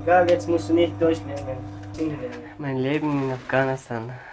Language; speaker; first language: German; non-native, learner; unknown